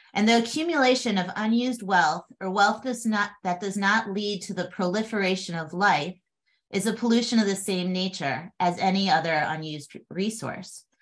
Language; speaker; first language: English; native; English